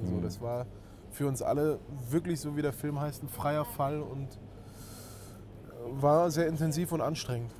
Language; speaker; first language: German; native; German